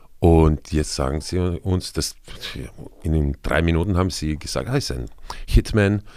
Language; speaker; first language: German; non-native, fluent; Spanish